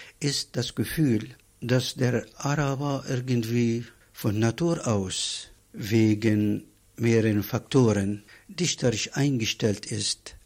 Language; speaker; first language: German; non-native, fluent; Arabic